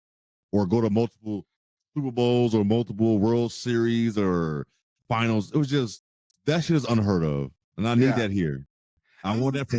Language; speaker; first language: English; native; English